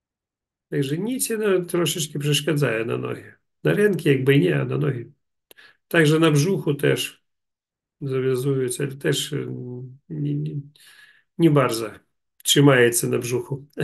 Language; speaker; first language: Polish; non-native, learner; Russian